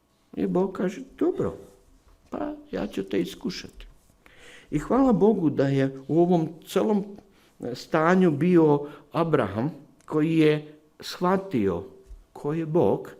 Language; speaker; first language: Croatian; non-native, fluent; Slovak